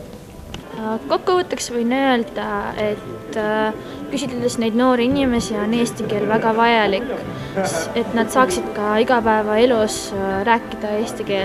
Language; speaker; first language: Estonian; non-native, local second language; Russian